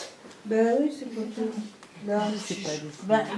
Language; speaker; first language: French; native; French